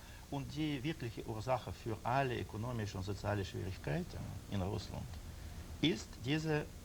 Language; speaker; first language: German; non-native, learner; Russian